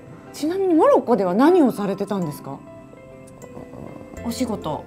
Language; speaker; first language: Japanese; native; Japanese